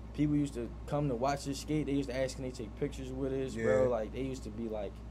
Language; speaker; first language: English; native; English